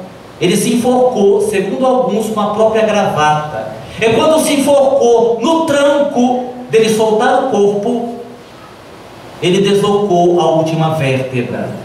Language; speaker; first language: Portuguese; native; Portuguese